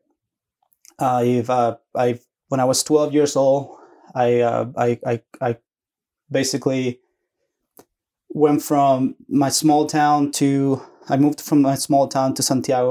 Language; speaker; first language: English; non-native, fluent; Spanish